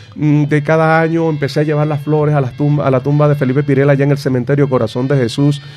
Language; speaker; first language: Spanish; native; Spanish